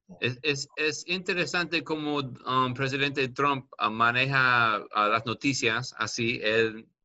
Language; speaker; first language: Spanish; non-native, learner; English